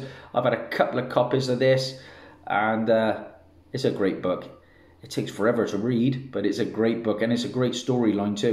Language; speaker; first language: English; native; English